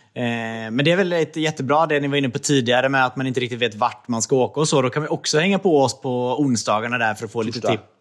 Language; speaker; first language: Swedish; native; Swedish